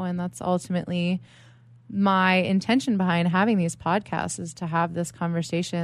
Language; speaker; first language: English; native; English